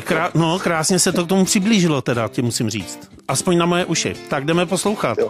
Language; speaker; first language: Czech; native; Czech